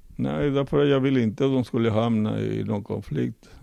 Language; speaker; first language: Swedish; non-native, fluent; Spanish